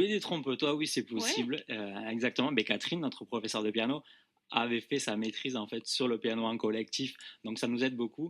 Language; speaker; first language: French; native; French